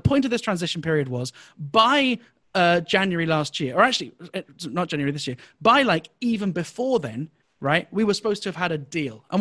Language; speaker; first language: English; native; English